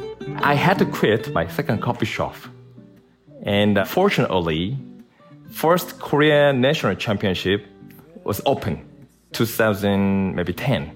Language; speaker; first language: English; non-native, learner; Korean